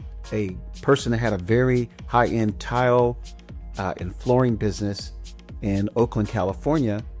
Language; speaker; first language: English; native; English